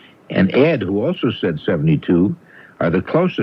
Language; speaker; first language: English; native; English